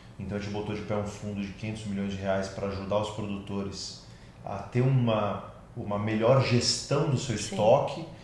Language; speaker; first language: Portuguese; native; Portuguese